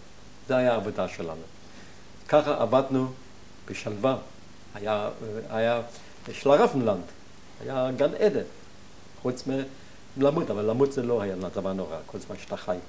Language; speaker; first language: Hebrew; non-native, fluent; German